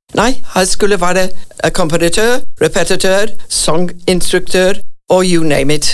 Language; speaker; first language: Norwegian; non-native, fluent; English